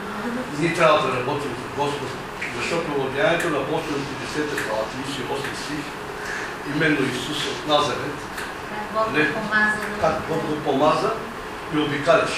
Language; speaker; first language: Bulgarian; non-native, local second language; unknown